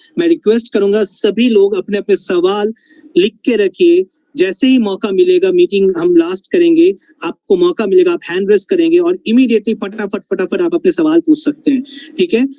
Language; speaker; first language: Hindi; non-native, local second language; Bangla